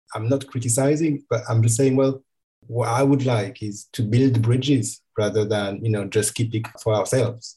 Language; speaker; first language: English; non-native, fluent; French